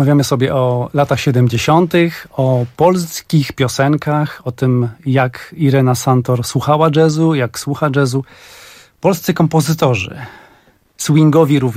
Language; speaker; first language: Polish; native; Polish